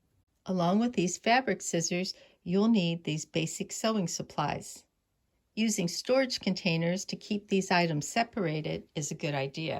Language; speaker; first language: English; native; English